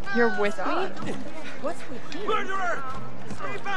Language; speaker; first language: English; native; English